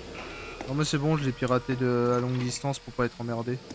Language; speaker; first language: French; native; French